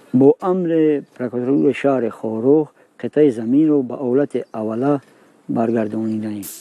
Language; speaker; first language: Tajik; non-native, local second language; Shughni